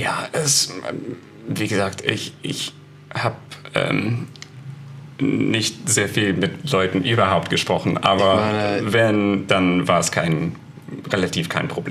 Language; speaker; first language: German; non-native, fluent; English